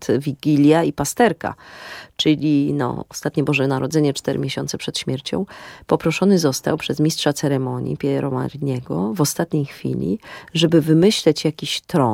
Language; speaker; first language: Polish; native; Polish